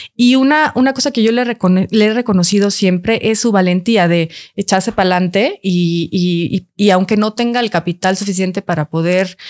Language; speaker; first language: Spanish; native; Spanish